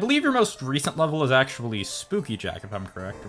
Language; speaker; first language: English; native; English